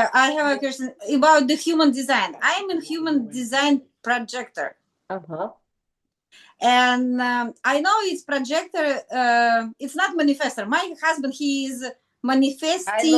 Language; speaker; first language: English; non-native, learner; Russian